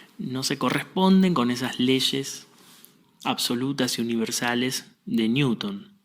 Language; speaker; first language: Spanish; native; Spanish